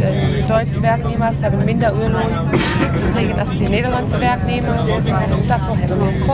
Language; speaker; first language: Dutch; non-native, learner; German